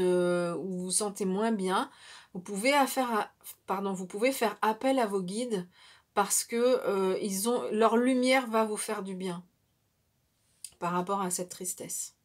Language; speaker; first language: French; native; French